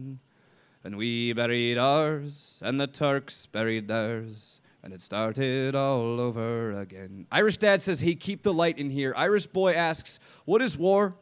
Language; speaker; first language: English; native; English